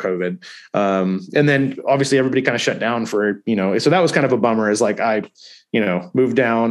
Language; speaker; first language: English; native; English